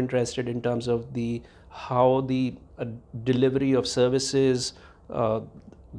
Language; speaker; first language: English; non-native, local second language; Hindi